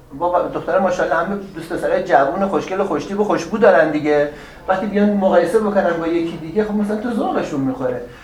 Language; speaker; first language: Persian; native; Persian